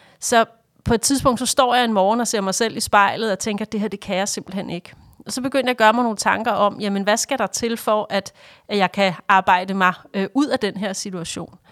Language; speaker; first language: Danish; native; Danish